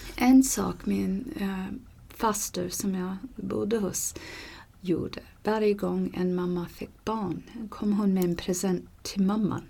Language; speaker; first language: Swedish; non-native, fluent; English